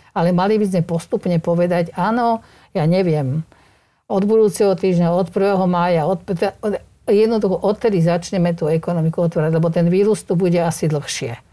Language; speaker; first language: Slovak; native; Slovak